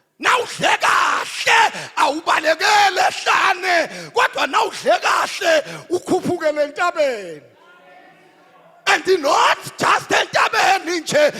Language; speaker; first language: Zulu; non-native, local second language; Swati